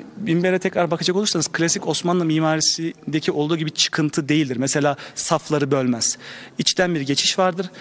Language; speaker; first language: Turkish; native; Turkish